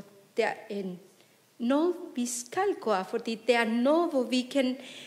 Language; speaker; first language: Danish; non-native, fluent; Spanish